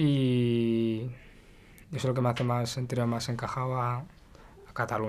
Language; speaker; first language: Spanish; non-native, local second language; Arabic